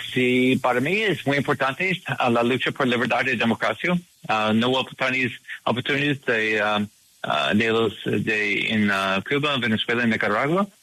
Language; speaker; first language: Spanish; non-native, learner; English